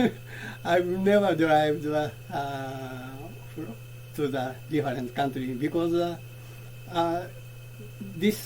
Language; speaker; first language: English; non-native, learner; Japanese